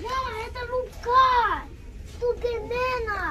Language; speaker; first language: Russian; early bilingual, heritage; Russian